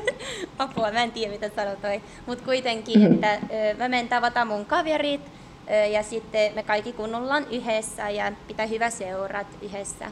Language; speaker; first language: Finnish; early bilingual, heritage; English